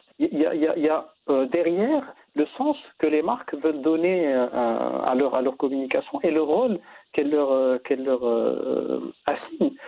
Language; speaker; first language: French; non-native, local second language; Arabic